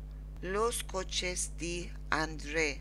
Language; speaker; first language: Spanish; non-native, learner; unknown